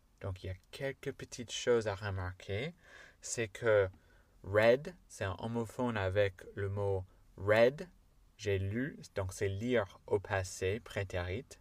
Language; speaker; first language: French; non-native, fluent; English